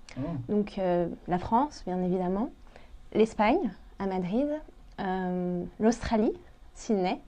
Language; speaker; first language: French; early bilingual, other home language; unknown